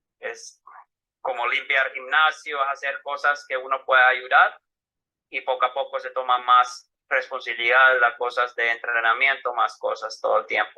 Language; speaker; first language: Spanish; non-native, fluent; Finnish